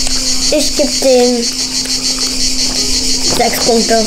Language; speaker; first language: German; native; German